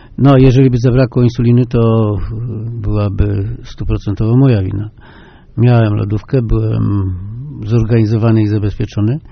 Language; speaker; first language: Polish; native; Polish